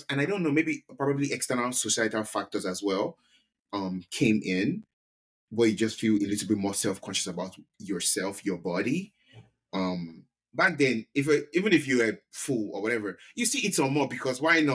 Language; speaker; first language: English; non-native, local second language; Yoruba